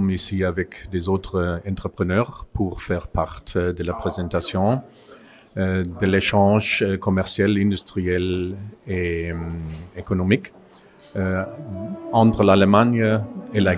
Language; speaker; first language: French; non-native, fluent; German